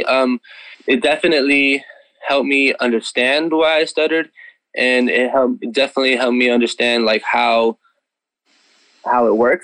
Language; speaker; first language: English; native; English